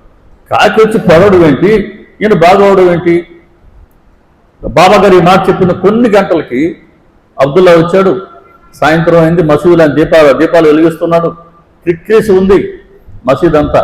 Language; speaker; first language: Telugu; native; Telugu